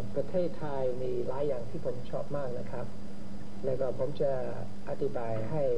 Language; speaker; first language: Thai; non-native, fluent; English